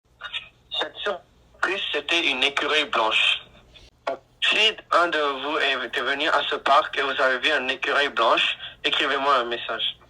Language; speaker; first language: French; non-native, learner; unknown